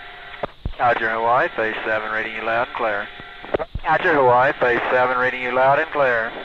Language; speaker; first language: English; native; English